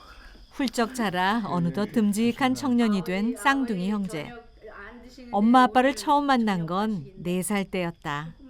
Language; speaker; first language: Korean; native; Korean